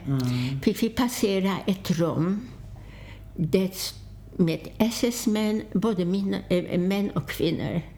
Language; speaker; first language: Swedish; non-native, fluent; Polish